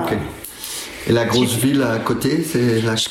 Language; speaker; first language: French; native; French